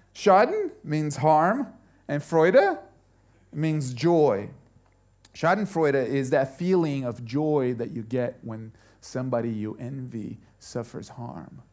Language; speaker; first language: English; early bilingual, other home language; German